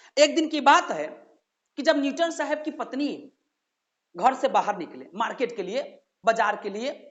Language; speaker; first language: Hindi; native; Hindi